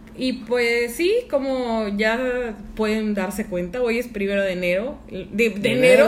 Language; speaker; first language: Spanish; native; Spanish